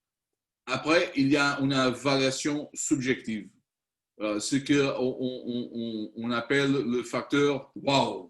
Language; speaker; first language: French; non-native, learner; Spanish